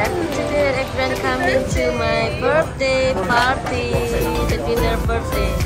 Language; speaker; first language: English; non-native, learner; Indonesian